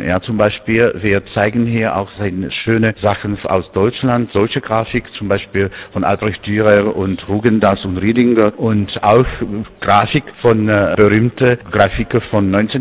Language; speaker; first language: German; non-native, fluent; Czech